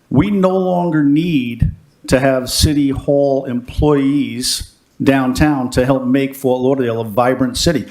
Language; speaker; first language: English; native; English